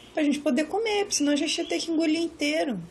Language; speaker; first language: Portuguese; native; Portuguese